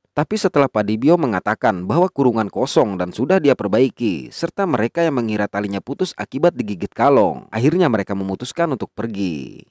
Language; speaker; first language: Indonesian; native; Indonesian